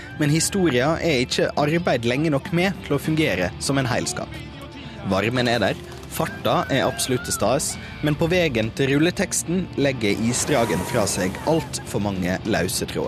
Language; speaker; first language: Norwegian; native; Norwegian